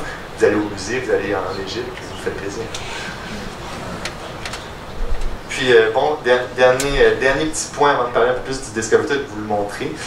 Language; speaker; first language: French; native; French